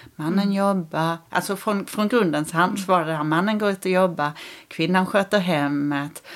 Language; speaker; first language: Swedish; early bilingual, other home language; English